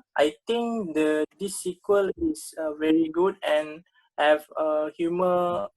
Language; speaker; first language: English; non-native, local second language; Malay